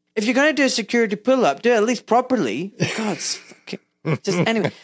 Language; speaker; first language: English; native; English